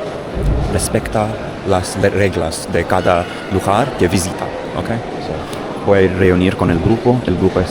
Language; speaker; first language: Spanish; non-native, learner; English